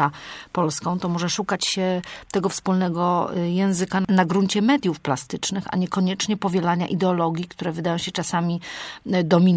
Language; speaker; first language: Polish; native; Polish